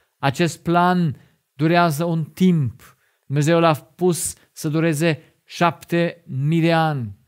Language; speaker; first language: Romanian; non-native, fluent; German